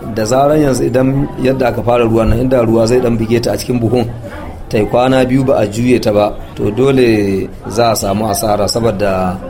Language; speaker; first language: Hausa; native; Hausa